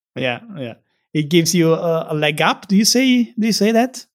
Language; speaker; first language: English; non-native, fluent; Italian